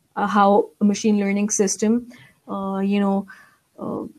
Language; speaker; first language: English; non-native, local second language; Urdu